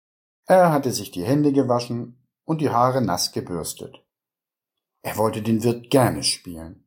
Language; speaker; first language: German; native; German